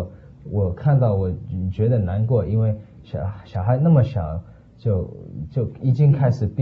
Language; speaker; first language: Chinese; early bilingual, heritage; Chinese